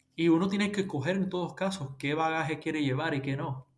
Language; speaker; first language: Spanish; early bilingual, heritage; Spanish